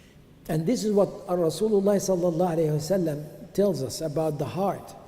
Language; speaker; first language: English; non-native, fluent; Arabic